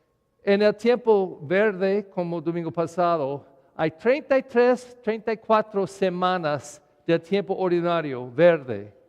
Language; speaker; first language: Spanish; non-native, learner; English